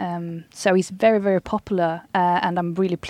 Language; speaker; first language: English; non-native, fluent; Swedish